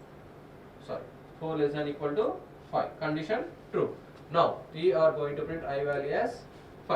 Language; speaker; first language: English; non-native, local second language; Telugu